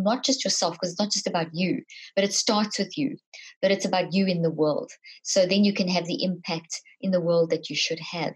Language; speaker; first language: English; native; English